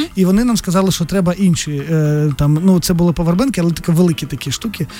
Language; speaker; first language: Ukrainian; native; Ukrainian